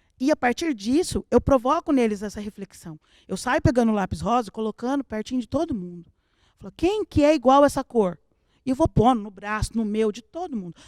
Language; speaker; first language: Portuguese; native; Portuguese